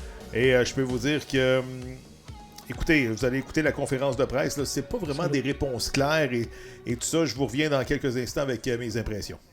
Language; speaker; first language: French; native; French